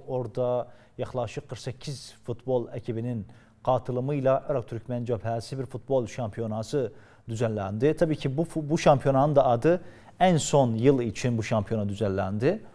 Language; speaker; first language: Turkish; native; Turkish